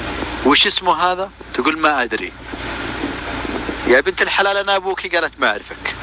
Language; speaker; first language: Arabic; native; Arabic